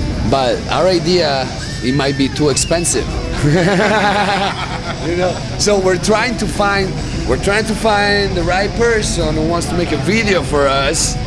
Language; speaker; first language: English; native; English